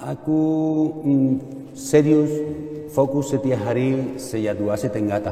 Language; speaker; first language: Indonesian; non-native, learner; Spanish